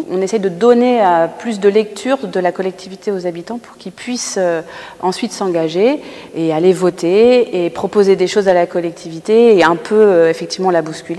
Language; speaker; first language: French; native; French